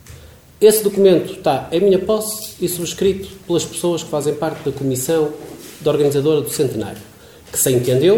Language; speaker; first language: Portuguese; native; Portuguese